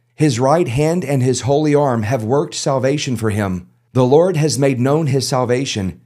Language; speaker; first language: English; native; English